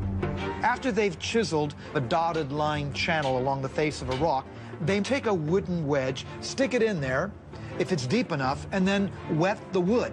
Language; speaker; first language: English; native; English